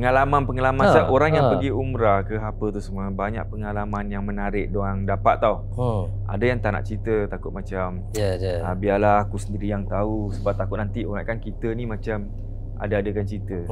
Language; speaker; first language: Malay; native; Malay